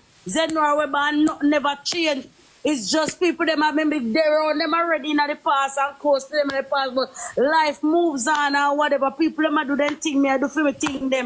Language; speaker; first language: English; native; English